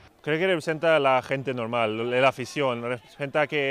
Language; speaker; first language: Spanish; non-native, fluent; Swedish